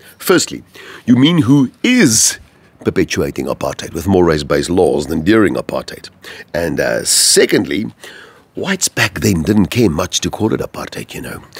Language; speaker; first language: English; non-native, local second language; Afrikaans